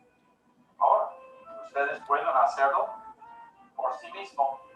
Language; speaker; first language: Spanish; non-native, learner; English